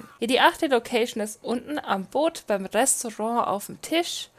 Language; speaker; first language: German; native; German